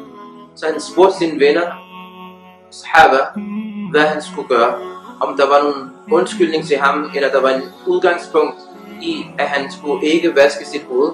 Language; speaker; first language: Danish; early bilingual, other home language; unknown